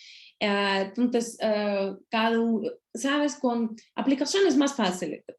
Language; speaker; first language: Spanish; non-native, learner; Russian